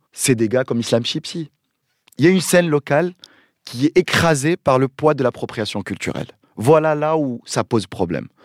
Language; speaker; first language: French; non-native, local second language; Arabic